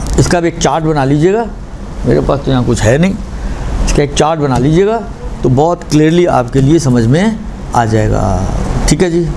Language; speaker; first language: Urdu; non-native, local second language; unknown